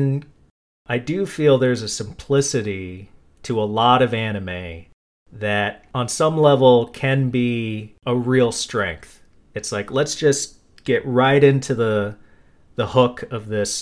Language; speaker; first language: English; native; English